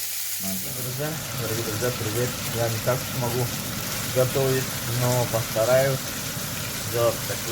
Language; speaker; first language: Russian; non-native, fluent; Tajik